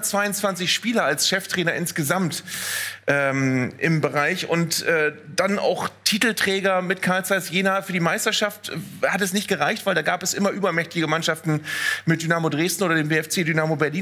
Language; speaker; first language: German; native; German